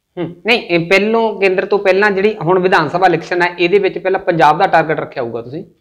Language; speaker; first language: Punjabi; native; Punjabi